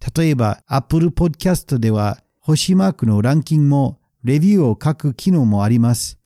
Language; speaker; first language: Japanese; non-native, fluent; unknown